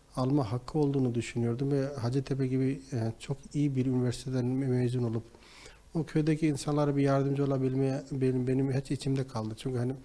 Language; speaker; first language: Turkish; non-native, fluent; Nepali